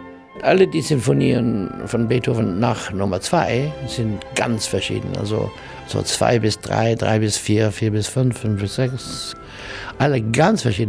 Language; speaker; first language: German; non-native, learner; English